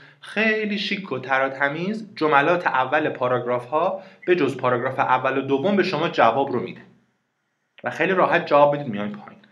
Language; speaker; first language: Persian; native; Persian